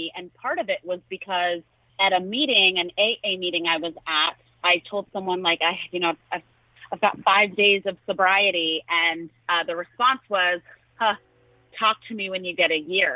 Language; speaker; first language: English; native; English